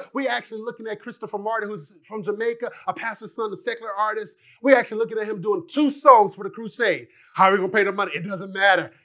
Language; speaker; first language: English; native; English